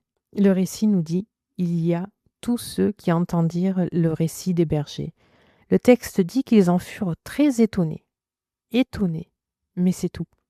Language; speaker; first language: French; native; French